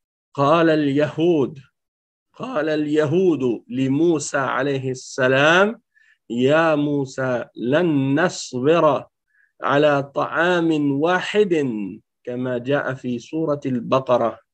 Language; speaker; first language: Arabic; non-native, fluent; French